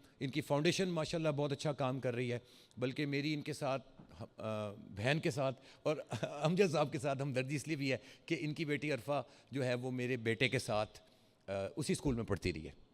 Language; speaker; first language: Urdu; early bilingual, heritage; Urdu